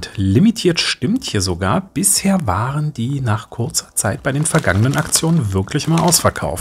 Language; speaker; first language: German; native; German